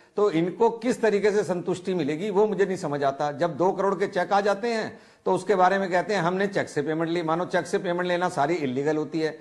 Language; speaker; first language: Hindi; native; Hindi